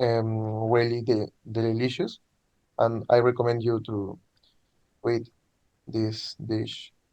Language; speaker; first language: English; non-native, learner; Spanish